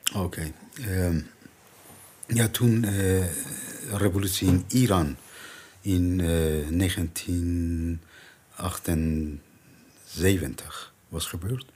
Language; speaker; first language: Dutch; non-native, learner; Persian